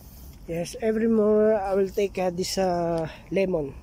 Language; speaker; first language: English; non-native, local second language; Filipino